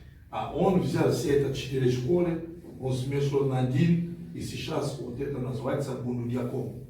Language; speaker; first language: Russian; non-native, fluent; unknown